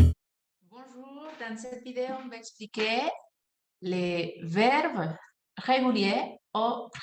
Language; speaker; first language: French; non-native, fluent; Spanish